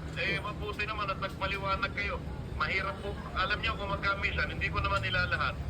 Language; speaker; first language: Filipino; native; Filipino